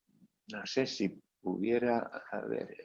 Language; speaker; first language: Spanish; native; Spanish